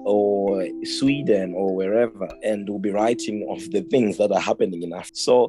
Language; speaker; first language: English; non-native, local second language; Shona